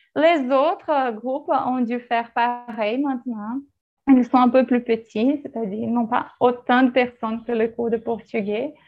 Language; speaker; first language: French; non-native, fluent; Portuguese